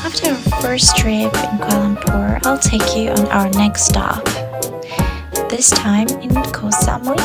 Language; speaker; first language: English; non-native, fluent; German